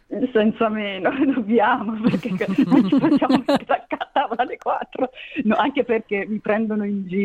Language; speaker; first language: Italian; native; Italian